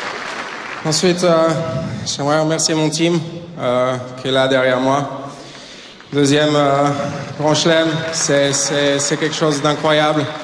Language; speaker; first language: French; native; French